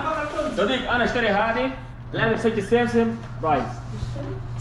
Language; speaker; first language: Arabic; non-native, learner; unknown